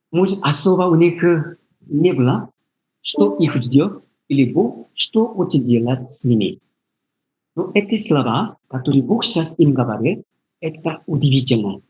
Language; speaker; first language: Russian; non-native, learner; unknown